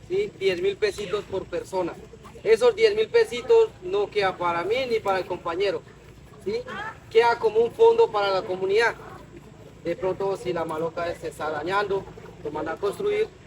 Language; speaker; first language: Spanish; native; Spanish